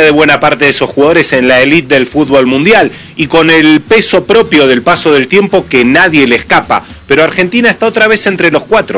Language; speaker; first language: Spanish; native; Spanish